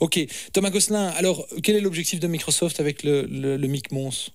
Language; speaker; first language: French; native; French